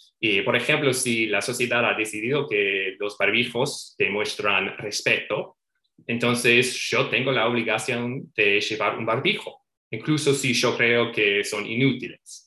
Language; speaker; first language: Spanish; non-native, fluent; English